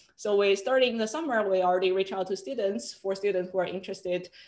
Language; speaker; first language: English; non-native, fluent; Chinese